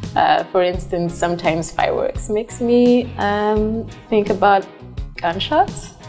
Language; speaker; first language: English; non-native, fluent; Rundi